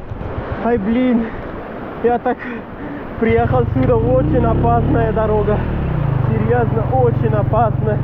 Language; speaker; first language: Russian; non-native, learner; Pashto